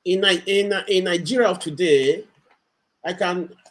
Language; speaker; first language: English; non-native, local second language; Yoruba